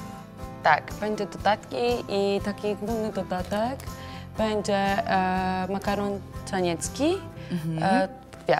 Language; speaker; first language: Polish; non-native, learner; Georgian